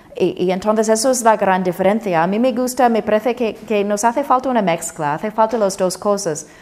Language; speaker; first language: Spanish; non-native, fluent; English